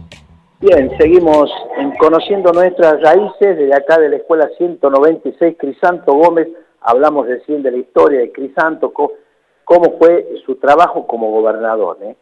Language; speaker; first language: Spanish; native; Spanish